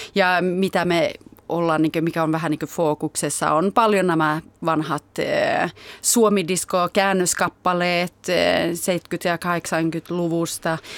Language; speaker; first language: Finnish; early bilingual, heritage; Finnish